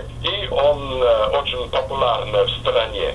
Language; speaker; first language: Russian; non-native, fluent; English